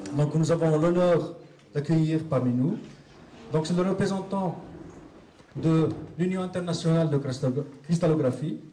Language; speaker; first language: French; non-native, local second language; Arabic